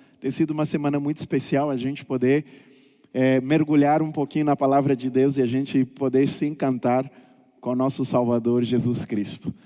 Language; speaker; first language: Portuguese; non-native, local second language; Kabuverdianu